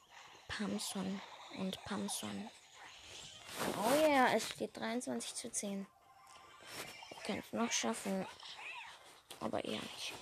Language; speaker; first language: German; native; German